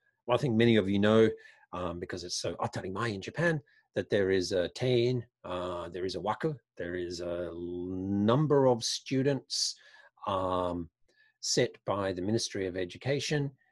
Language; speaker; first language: English; native; English